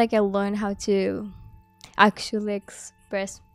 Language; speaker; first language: English; non-native, fluent; Japanese